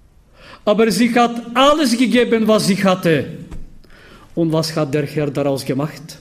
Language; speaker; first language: German; non-native, fluent; Bulgarian